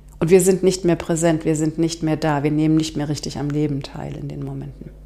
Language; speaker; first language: German; native; German